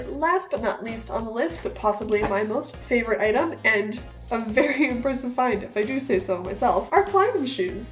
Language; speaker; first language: English; native; English